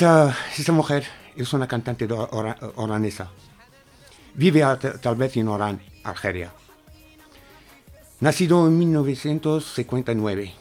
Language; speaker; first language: Spanish; non-native, fluent; Arabic